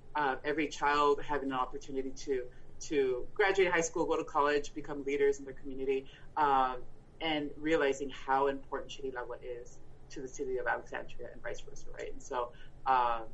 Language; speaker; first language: English; early bilingual, other home language; Spanish